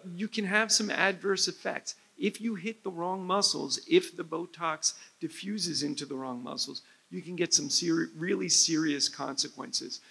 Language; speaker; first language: English; native; English